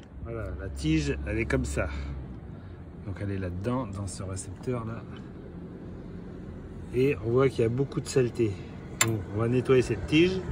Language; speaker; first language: French; native; French